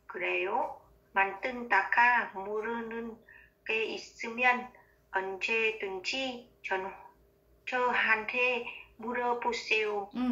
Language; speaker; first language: Korean; non-native, learner; Vietnamese